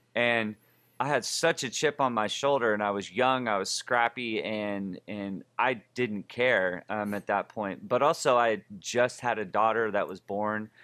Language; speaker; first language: English; native; English